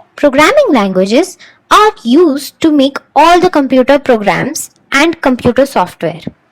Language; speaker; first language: Hindi; native; Hindi